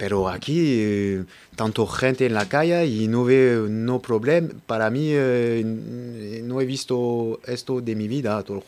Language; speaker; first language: Spanish; non-native, learner; French